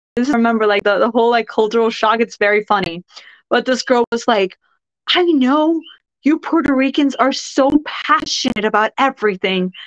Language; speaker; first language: English; non-native, fluent; Spanish